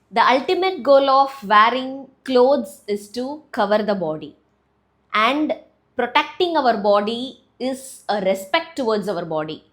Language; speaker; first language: English; non-native, local second language; Tamil